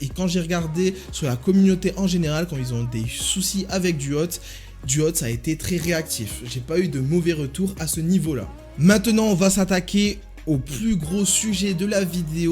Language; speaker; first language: French; native; French